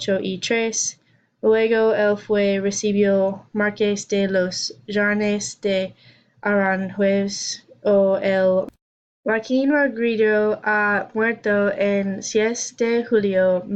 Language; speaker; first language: Spanish; non-native, learner; English